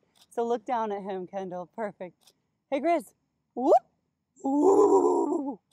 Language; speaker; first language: English; native; English